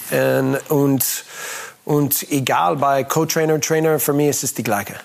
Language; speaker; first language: German; non-native, learner; English